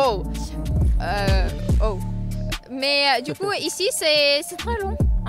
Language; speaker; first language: French; non-native, fluent; Ukrainian